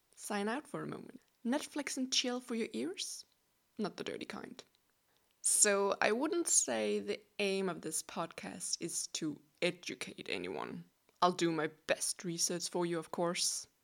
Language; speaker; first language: English; non-native, fluent; Danish